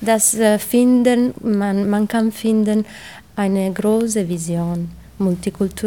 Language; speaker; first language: German; non-native, learner; Italian